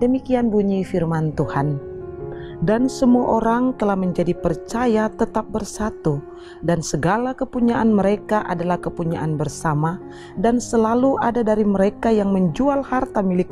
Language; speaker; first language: Indonesian; native; Indonesian